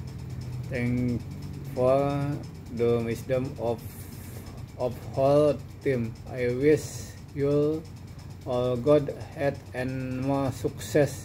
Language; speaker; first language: English; non-native, learner; Indonesian